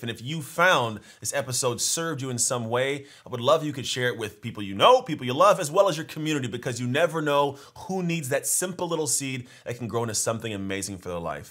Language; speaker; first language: English; native; English